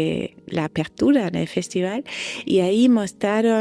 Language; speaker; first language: Spanish; non-native, fluent; German